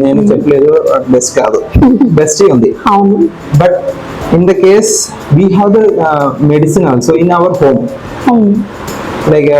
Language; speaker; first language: Telugu; non-native, learner; Malayalam